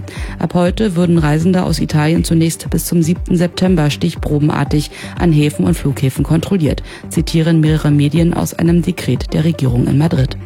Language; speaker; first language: German; native; German